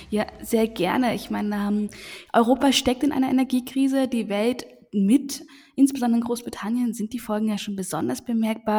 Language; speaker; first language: German; native; German